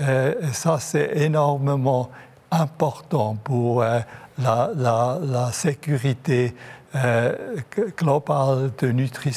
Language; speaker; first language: French; non-native, local second language; German